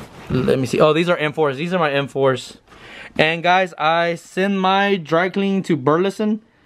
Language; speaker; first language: English; early bilingual, other home language; Spanish